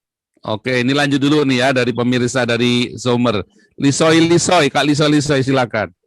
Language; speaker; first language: Indonesian; native; Indonesian